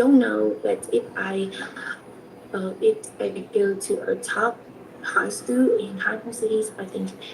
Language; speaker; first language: English; non-native, learner; Vietnamese